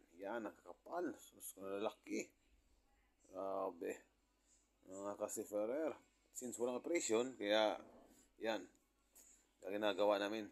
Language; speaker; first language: Filipino; non-native, local second language; Cebuano